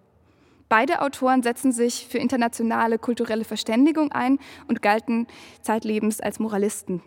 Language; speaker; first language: German; native; German